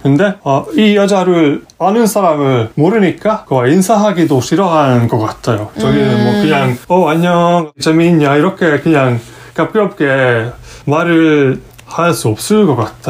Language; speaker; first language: Korean; non-native, fluent; Hungarian